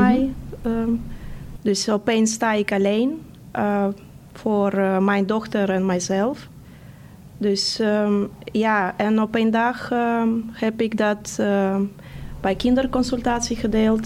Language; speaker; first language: Dutch; non-native, fluent; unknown